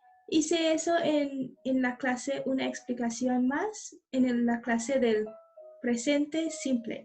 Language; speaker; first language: Spanish; non-native, learner; English